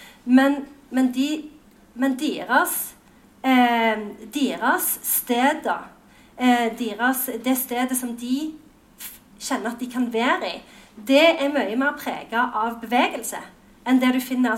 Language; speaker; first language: Norwegian; native; Norwegian